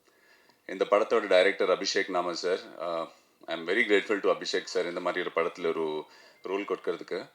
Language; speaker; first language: Tamil; non-native, fluent; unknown